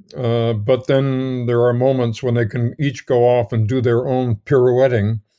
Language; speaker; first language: English; native; English